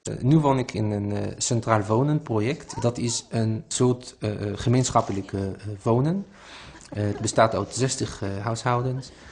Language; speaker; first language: Dutch; non-native, fluent; Hebrew